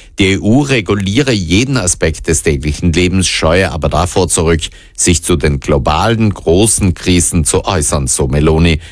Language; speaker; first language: German; native; German